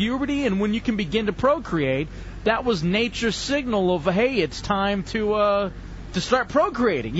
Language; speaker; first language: English; native; English